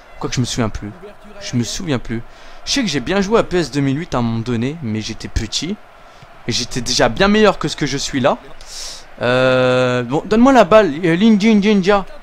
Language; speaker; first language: French; native; French